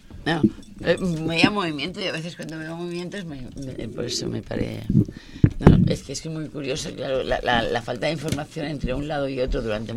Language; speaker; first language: Spanish; native; Spanish